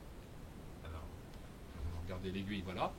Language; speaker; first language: French; native; French